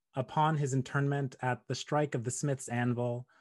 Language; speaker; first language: English; native; English